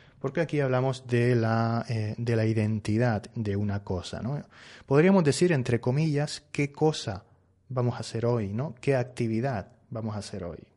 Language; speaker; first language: Spanish; native; Spanish